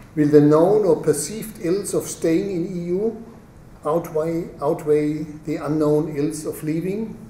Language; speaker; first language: English; non-native, fluent; German